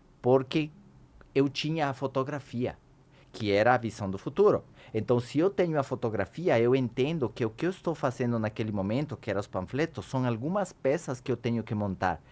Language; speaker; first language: Portuguese; non-native, fluent; Spanish